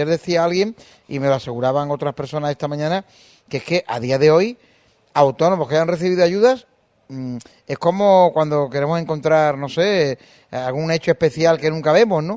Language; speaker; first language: Spanish; native; Spanish